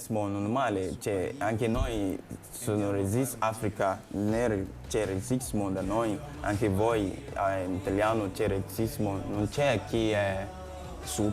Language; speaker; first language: Italian; non-native, learner; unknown